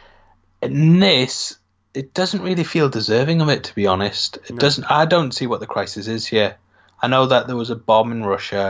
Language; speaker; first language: English; native; English